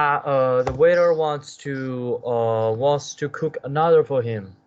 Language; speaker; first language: English; non-native, learner; Chinese